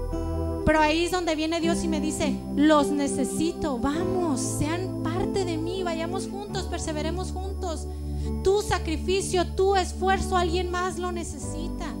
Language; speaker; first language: Spanish; native; Spanish